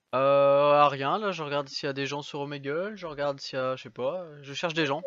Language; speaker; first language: French; native; French